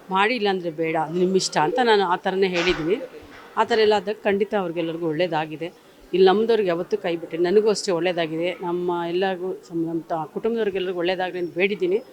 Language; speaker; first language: Kannada; native; Kannada